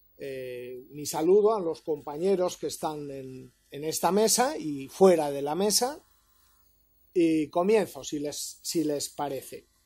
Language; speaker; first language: Spanish; native; Spanish